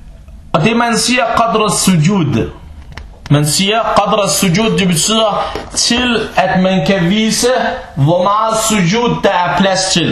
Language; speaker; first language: Danish; early bilingual, other home language; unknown